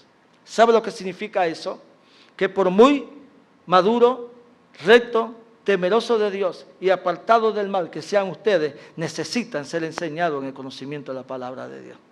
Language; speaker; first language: Spanish; native; Spanish